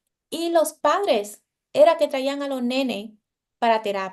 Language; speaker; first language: Spanish; early bilingual, heritage; Spanish